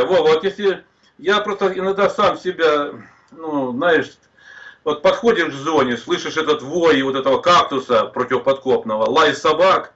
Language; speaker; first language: Russian; native; Russian